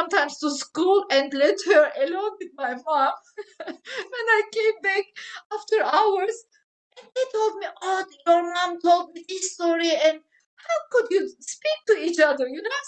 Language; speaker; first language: English; non-native, fluent; Turkish